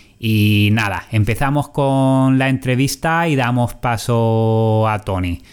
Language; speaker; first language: Spanish; native; Spanish